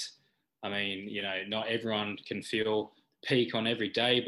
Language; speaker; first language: English; native; English